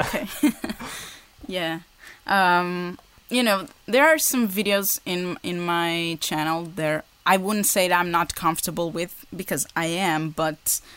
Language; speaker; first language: English; non-native, fluent; Portuguese